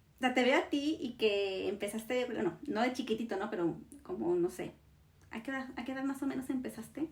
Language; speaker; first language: Spanish; native; Spanish